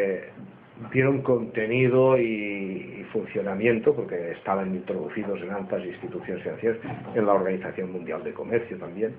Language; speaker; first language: Spanish; native; Spanish